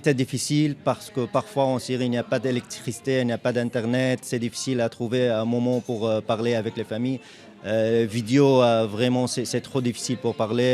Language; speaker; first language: French; non-native, learner; Arabic